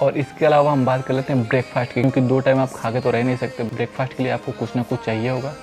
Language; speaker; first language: Hindi; native; Hindi